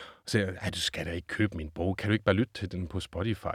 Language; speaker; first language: Danish; non-native, fluent; German